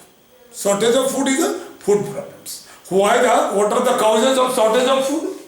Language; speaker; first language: English; non-native, local second language; Hindi